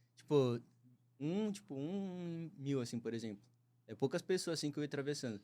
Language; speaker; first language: Portuguese; native; Portuguese